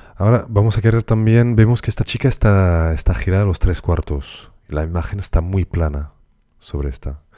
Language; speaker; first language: Spanish; early bilingual, heritage; Spanish